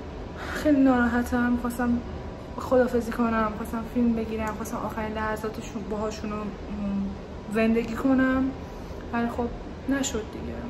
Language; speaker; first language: Persian; native; Persian